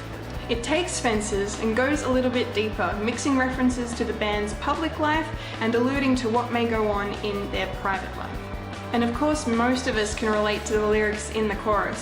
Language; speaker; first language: English; native; English